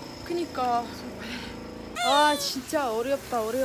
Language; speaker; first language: Korean; non-native, fluent; Arabic